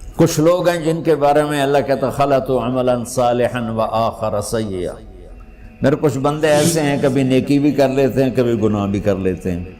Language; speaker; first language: Urdu; non-native, local second language; Punjabi